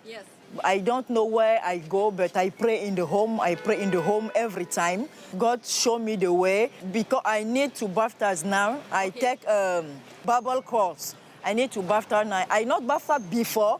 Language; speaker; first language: English; non-native, learner; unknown